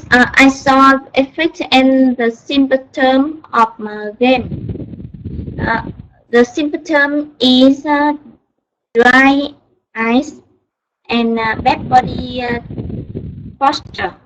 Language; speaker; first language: English; non-native, learner; Vietnamese